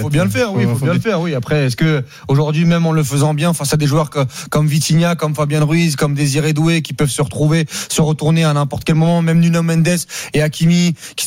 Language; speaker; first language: French; native; French